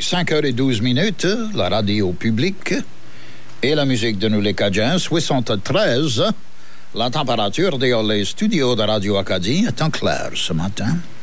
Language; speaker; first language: French; native; French